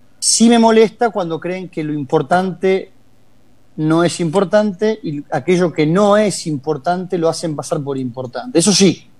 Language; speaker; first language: Spanish; native; Spanish